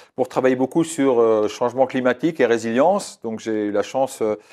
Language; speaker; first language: French; native; French